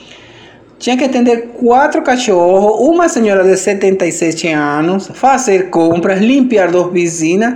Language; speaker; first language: Portuguese; non-native, fluent; Spanish